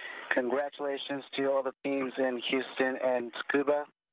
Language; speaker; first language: English; non-native, fluent; Japanese